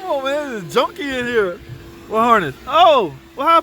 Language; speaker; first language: English; native; English